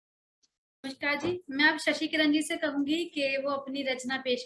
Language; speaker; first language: Hindi; native; Hindi